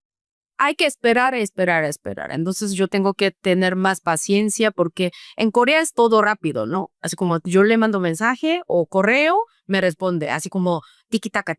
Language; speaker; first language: Spanish; non-native, fluent; Korean